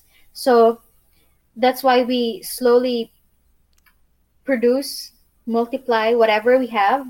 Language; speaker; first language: English; non-native, local second language; Cebuano